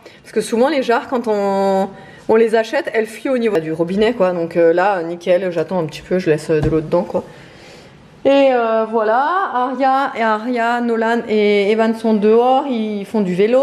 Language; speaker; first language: French; native; French